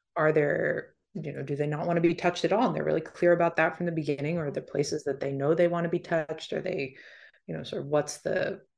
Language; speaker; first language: English; native; English